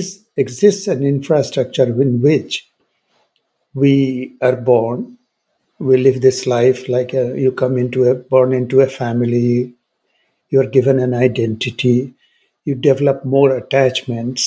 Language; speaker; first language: English; non-native, local second language; Hindi